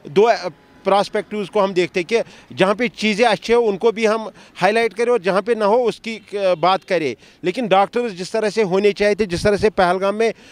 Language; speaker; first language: Hindi; non-native, local second language; Kashmiri